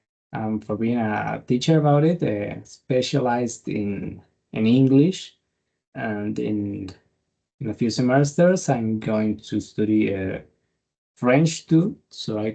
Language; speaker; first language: English; non-native, learner; Spanish